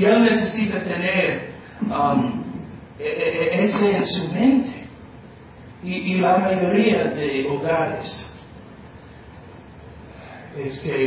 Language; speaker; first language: Spanish; non-native, fluent; English